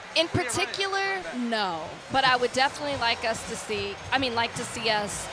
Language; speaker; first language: English; native; English